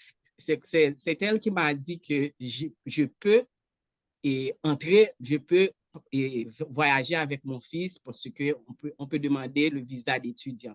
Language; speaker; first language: French; non-native, local second language; Haitian Creole